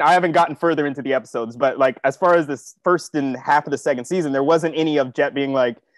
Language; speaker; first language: English; native; English